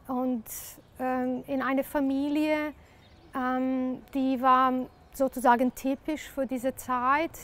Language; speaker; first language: German; non-native, learner; Serbian